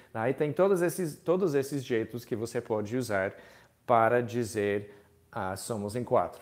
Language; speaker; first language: Portuguese; non-native, fluent; English